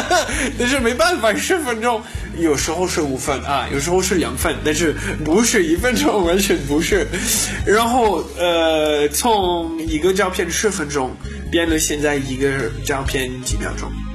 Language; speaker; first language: Chinese; non-native, learner; French